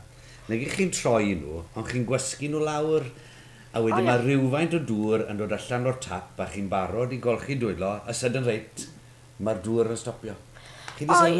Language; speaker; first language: Welsh; native; Welsh